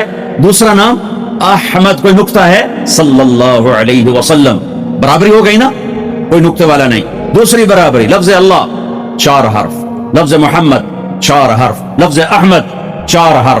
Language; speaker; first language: Hindi; non-native, local second language; Punjabi